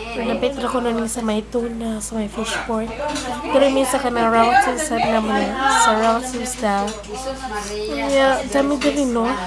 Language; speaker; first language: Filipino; non-native, local second language; Cebuano